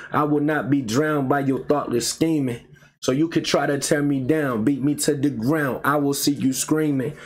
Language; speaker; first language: English; native; English